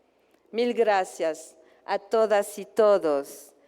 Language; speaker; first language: Spanish; native; Spanish